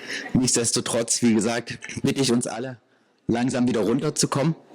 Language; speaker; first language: German; native; German